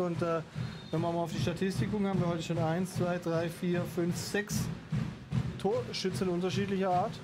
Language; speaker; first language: German; native; German